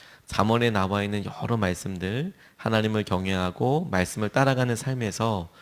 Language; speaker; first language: Korean; native; Korean